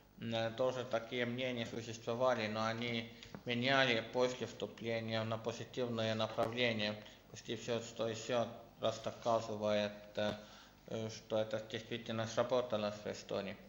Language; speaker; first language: Russian; non-native, learner; Estonian